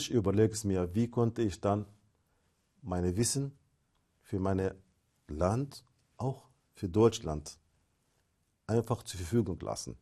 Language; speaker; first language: German; non-native, fluent; Arabic